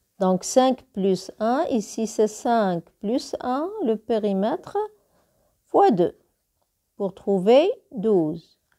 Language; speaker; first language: French; non-native, local second language; Arabic